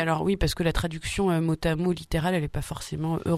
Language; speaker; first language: French; native; French